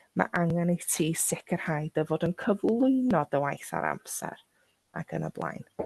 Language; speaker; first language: Welsh; non-native, local second language; English